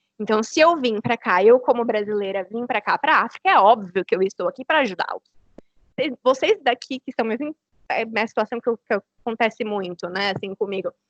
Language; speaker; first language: Portuguese; native; Portuguese